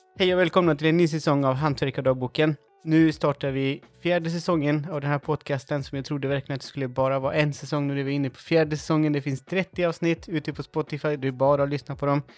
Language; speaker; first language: Swedish; non-native, fluent; Spanish